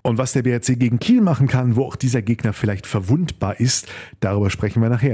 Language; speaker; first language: German; native; German